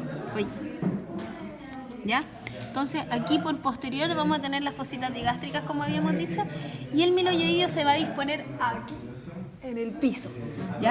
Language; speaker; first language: Spanish; native; Spanish